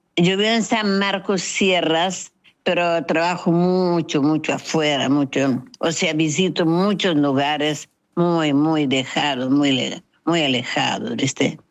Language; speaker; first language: Spanish; non-native, fluent; Kabuverdianu